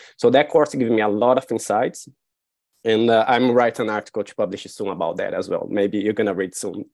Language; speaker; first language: English; non-native, fluent; Portuguese